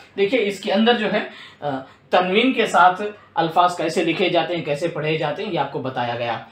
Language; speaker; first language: Urdu; native; Urdu